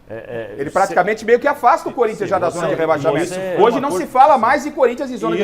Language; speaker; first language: Portuguese; native; Portuguese